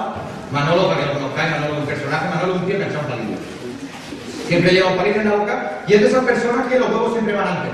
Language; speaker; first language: Spanish; native; Spanish